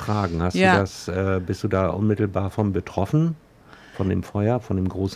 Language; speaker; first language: German; native; German